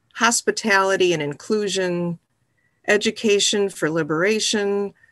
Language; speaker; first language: English; native; English